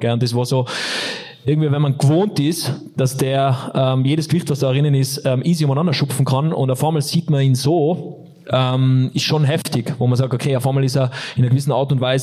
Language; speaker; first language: German; native; German